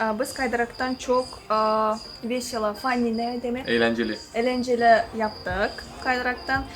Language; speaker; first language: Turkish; non-native, learner; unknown